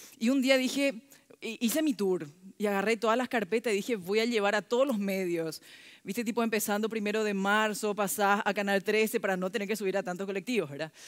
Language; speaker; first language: Spanish; early bilingual, other home language; Korean